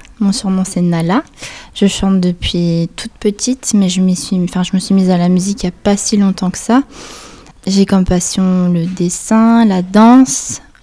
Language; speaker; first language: French; early bilingual, other home language; Spanish